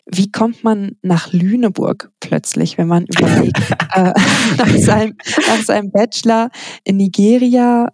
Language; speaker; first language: German; native; German